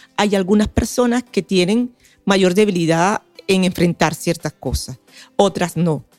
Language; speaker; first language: Spanish; native; Spanish